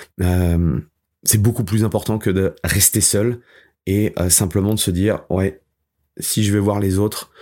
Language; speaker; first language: French; native; French